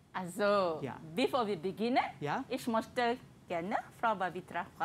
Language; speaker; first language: German; non-native, learner; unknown